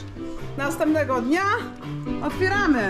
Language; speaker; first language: Polish; native; Polish